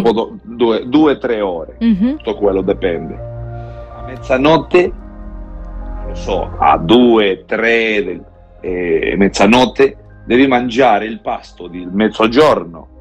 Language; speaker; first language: Italian; non-native, learner; Spanish